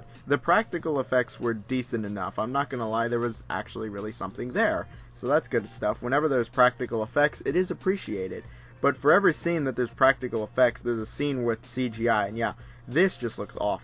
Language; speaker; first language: English; native; English